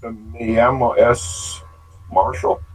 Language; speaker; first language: Spanish; non-native, learner; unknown